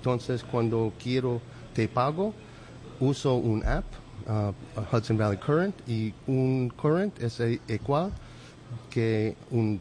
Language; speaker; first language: Spanish; non-native, learner; English